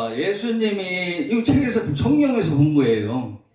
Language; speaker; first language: Korean; native; Korean